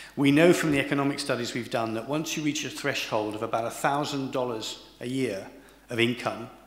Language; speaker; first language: English; native; English